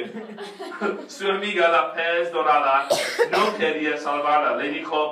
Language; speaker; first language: Spanish; non-native, fluent; English